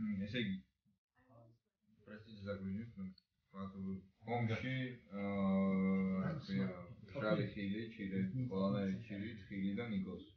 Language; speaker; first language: Russian; non-native, fluent; Georgian